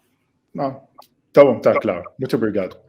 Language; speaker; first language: Portuguese; non-native, fluent; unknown